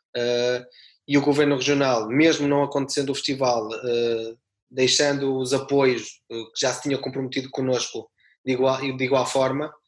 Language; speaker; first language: Portuguese; native; Portuguese